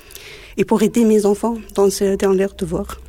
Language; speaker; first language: French; non-native, learner; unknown